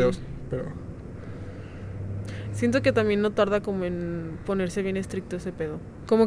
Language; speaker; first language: Spanish; native; Spanish